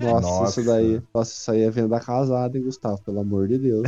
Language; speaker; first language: Portuguese; native; Portuguese